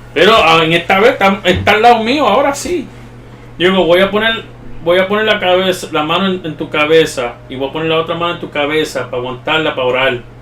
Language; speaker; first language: Spanish; early bilingual, heritage; Spanish